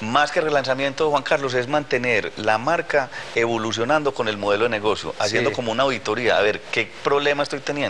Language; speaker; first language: Spanish; native; Spanish